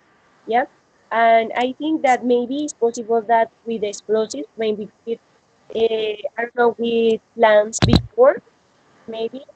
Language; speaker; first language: English; non-native, learner; Spanish